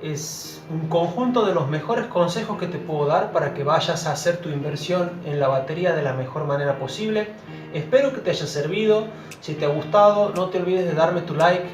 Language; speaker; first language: Spanish; native; Spanish